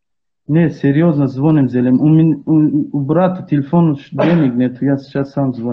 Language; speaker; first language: Russian; non-native, learner; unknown